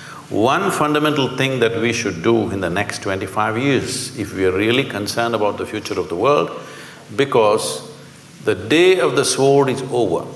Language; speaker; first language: English; non-native, local second language; Kannada